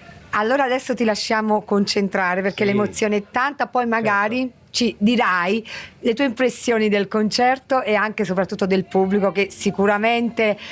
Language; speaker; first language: Italian; native; Italian